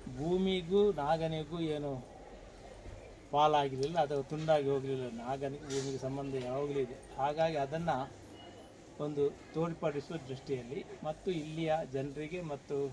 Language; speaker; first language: Kannada; non-native, local second language; Tulu